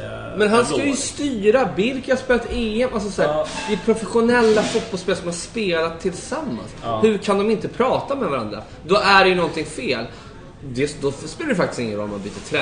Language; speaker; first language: Swedish; native; Swedish